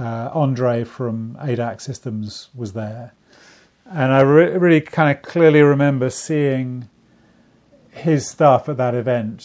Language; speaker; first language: English; native; English